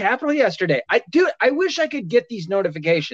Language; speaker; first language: English; native; English